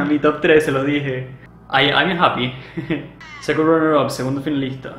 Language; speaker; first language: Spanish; native; Spanish